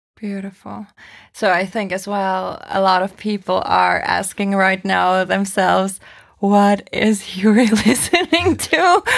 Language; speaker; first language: English; non-native, fluent; German